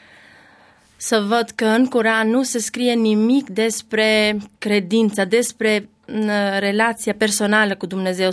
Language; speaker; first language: Romanian; non-native, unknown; Albanian